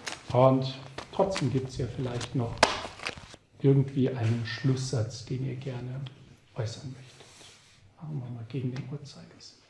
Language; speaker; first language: German; native; German